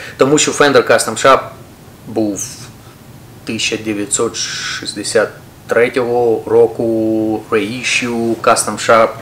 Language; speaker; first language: Ukrainian; non-native, local second language; Russian